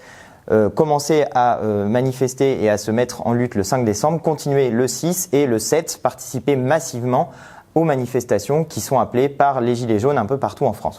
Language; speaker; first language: French; native; French